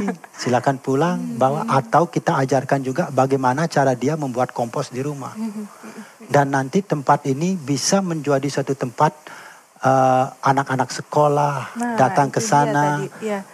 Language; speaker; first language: Indonesian; native; Indonesian